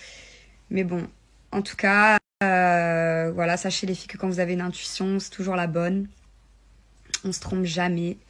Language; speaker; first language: French; native; French